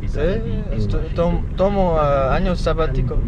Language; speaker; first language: Spanish; non-native, learner; English